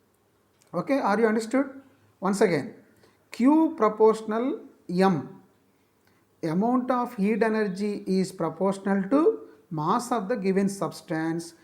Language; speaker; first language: English; non-native, local second language; Telugu